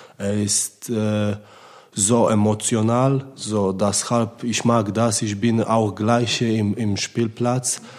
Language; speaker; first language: German; non-native, learner; Polish